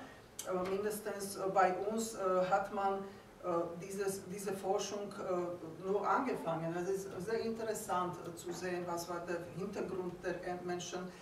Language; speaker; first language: German; non-native, fluent; Slovak